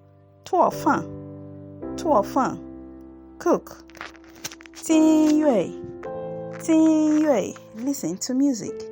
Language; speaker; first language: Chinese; non-native, fluent; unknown